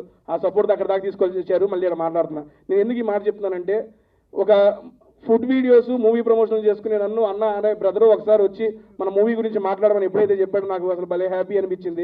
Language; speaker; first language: Telugu; native; Telugu